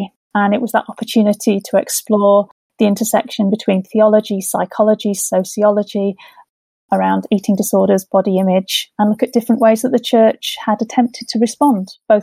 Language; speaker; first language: English; native; English